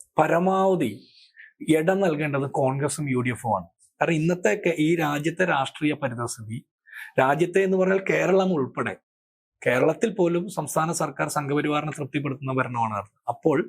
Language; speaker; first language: Malayalam; native; Malayalam